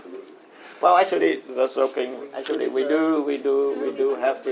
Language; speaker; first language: English; non-native, learner; Vietnamese